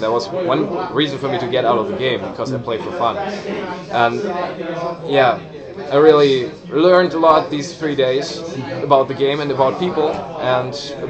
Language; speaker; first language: English; non-native, fluent; German